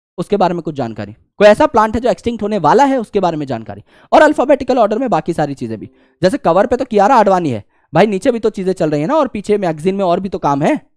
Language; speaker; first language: Hindi; native; Hindi